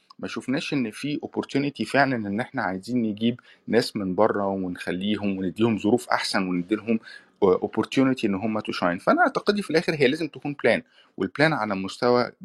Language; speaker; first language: Arabic; native; Arabic